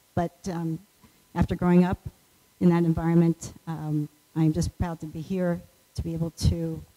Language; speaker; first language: English; native; English